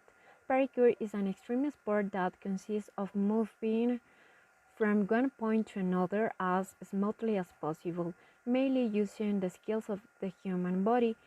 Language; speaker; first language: English; non-native, learner; Spanish